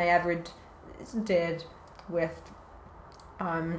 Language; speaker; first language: English; native; English